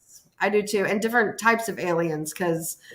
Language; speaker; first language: English; native; English